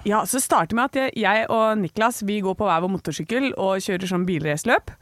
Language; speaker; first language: Norwegian; native; Norwegian